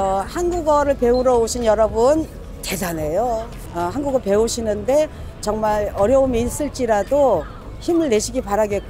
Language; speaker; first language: Korean; native; Korean